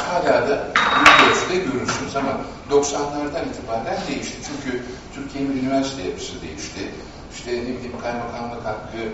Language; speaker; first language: Turkish; native; Turkish